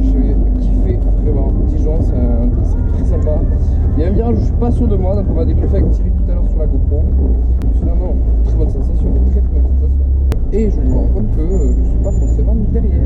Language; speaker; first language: French; native; French